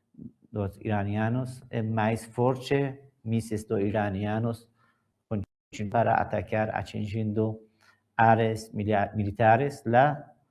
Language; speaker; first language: Portuguese; non-native, learner; Persian